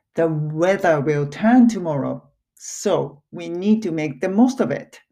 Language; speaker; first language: English; non-native, fluent; Japanese